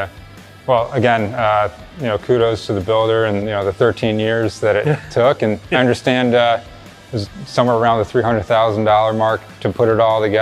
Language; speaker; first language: English; native; English